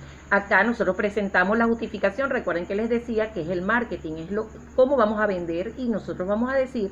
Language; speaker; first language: Spanish; native; Spanish